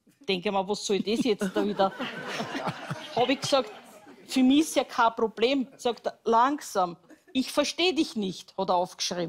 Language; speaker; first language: German; native; German